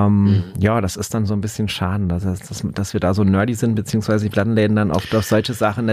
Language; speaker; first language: German; native; German